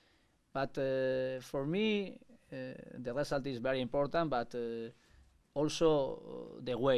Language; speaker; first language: English; non-native, learner; Spanish